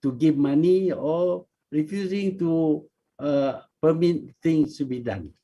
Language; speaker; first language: English; non-native, local second language; Malay